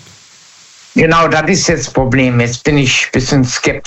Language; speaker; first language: German; native; German